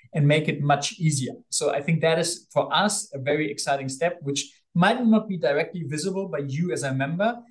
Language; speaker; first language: English; non-native, fluent; German